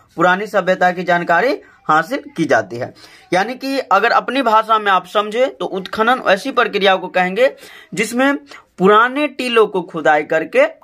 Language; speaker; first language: Hindi; native; Hindi